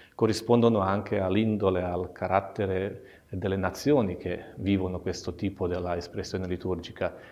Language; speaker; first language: Italian; non-native, fluent; Slovak